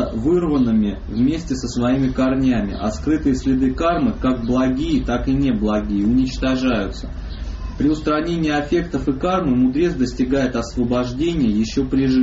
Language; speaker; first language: Russian; native; Russian